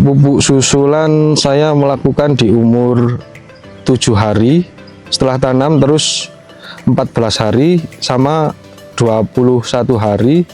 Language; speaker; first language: Indonesian; non-native, local second language; Javanese